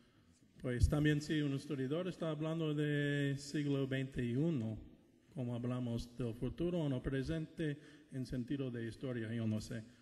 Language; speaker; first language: Spanish; non-native, fluent; English